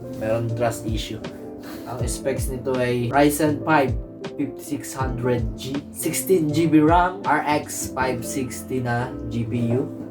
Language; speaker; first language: Filipino; native; Filipino